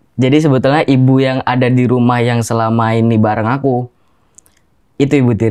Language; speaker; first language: Indonesian; non-native, local second language; Javanese